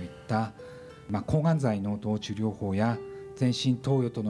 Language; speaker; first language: Japanese; native; Japanese